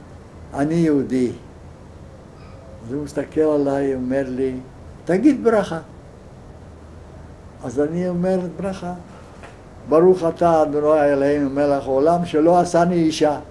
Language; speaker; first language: Hebrew; non-native, fluent; Yiddish